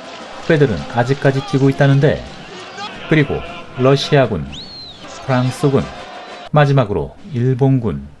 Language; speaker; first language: Korean; native; Korean